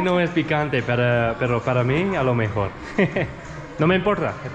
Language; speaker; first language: Spanish; non-native, learner; English